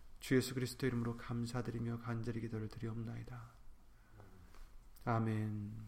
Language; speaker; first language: Korean; native; Korean